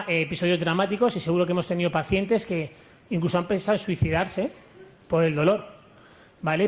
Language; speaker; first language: Spanish; native; Spanish